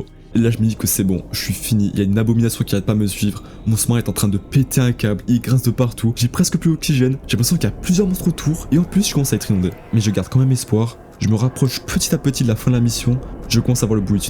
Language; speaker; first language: French; native; French